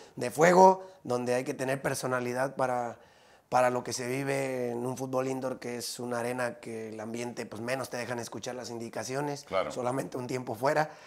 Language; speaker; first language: Spanish; native; Spanish